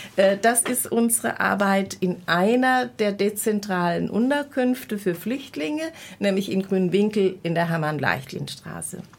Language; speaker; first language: German; native; German